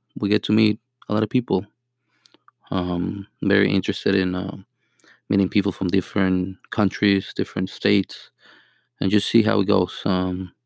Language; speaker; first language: English; non-native, fluent; Spanish